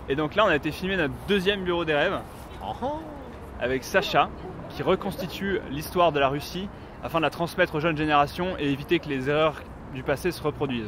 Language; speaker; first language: French; native; French